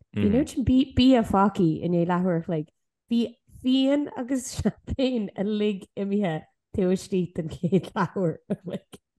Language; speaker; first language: Irish; native; Irish